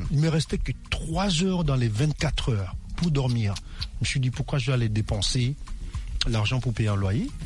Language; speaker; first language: French; non-native, local second language; Lingala